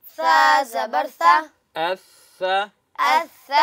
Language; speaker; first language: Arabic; non-native, learner; Urdu